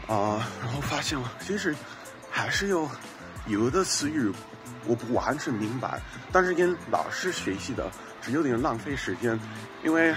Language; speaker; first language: Chinese; non-native, fluent; English